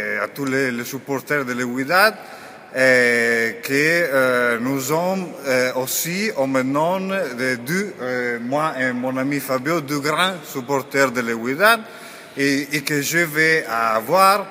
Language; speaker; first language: French; non-native, learner; Italian